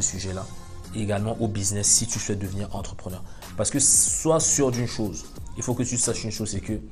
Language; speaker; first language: French; native; French